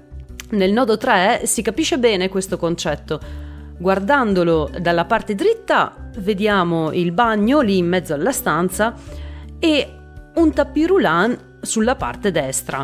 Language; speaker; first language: Italian; native; Italian